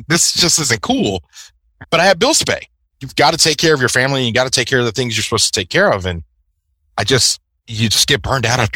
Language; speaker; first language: English; native; English